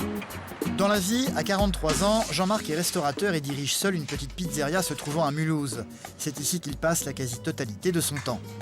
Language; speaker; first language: French; native; French